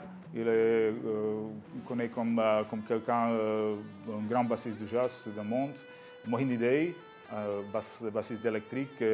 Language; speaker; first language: French; non-native, learner; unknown